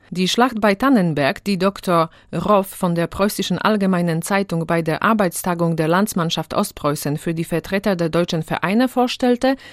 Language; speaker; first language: German; native; German